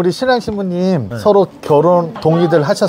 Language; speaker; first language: Korean; native; Korean